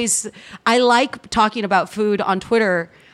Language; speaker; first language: English; native; English